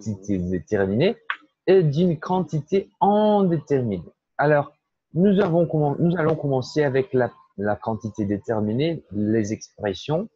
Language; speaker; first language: French; non-native, fluent; Portuguese